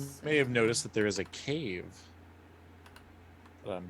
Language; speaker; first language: English; native; English